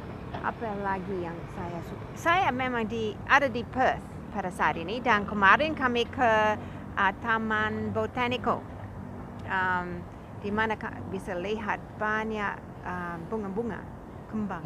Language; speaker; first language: Indonesian; non-native, fluent; English